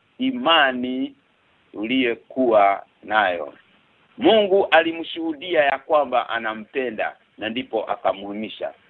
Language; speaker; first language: Swahili; non-native, local second language; Kikuyu